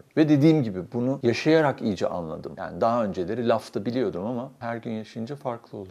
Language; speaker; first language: Turkish; native; Turkish